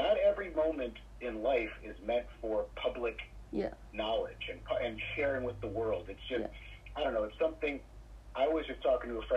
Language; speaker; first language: English; native; English